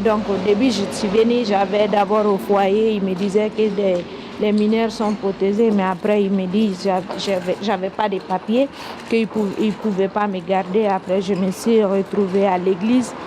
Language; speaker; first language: French; non-native, local second language; Mandingo